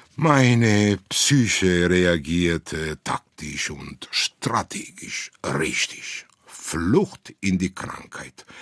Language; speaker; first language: German; non-native, fluent; Italian